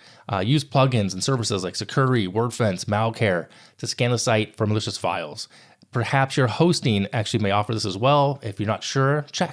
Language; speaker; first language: English; native; English